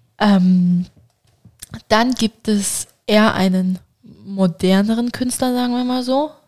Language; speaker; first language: German; early bilingual, other home language; Turkish